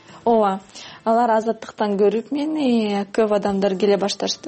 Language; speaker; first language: Kyrgyz; non-native, fluent; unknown